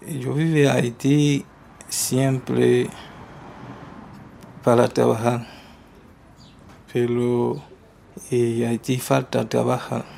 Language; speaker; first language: Spanish; non-native, learner; Haitian Creole